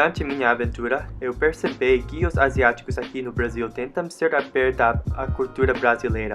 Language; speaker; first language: Portuguese; non-native, learner; English